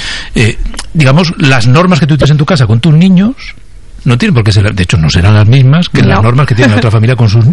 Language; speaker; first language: Spanish; native; Spanish